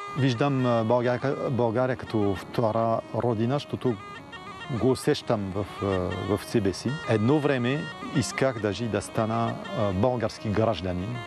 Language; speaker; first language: Bulgarian; non-native, fluent; French